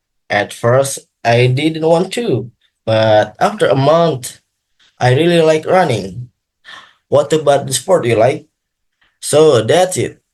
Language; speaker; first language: English; non-native, learner; Indonesian